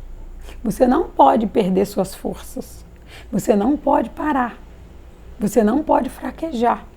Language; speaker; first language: Portuguese; native; Portuguese